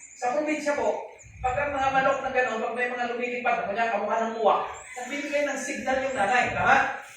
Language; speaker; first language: Filipino; non-native, local second language; Hiligaynon